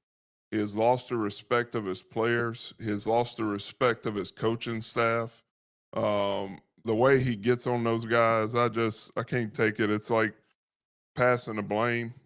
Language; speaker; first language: English; native; English